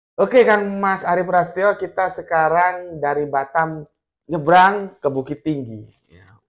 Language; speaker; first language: Indonesian; non-native, local second language; Javanese